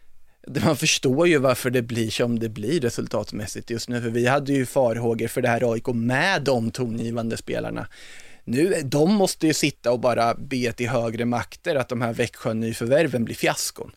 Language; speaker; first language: Swedish; native; Swedish